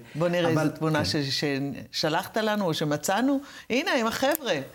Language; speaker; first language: Hebrew; native; Hebrew